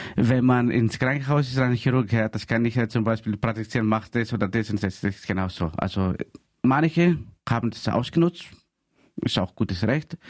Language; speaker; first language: German; non-native, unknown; Greek